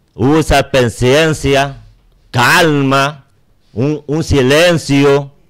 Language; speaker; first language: Spanish; native; Spanish